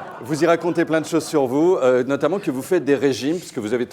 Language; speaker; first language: French; native; French